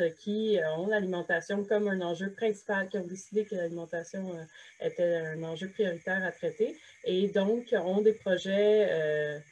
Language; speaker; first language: French; native; French